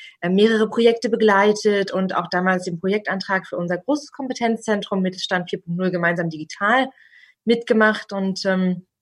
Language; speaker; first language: German; native; German